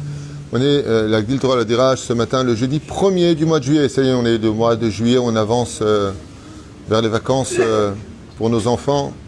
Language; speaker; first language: French; native; French